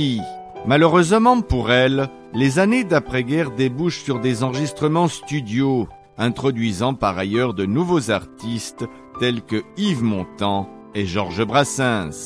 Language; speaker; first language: French; native; French